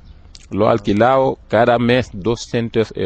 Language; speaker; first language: Spanish; non-native, learner; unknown